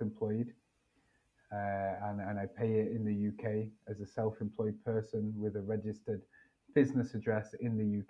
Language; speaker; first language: English; native; English